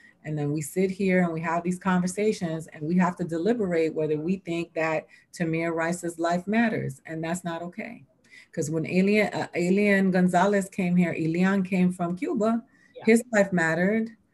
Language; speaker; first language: English; early bilingual, other home language; Spanish